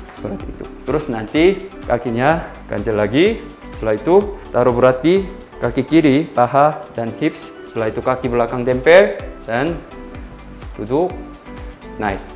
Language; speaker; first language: Indonesian; non-native, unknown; Korean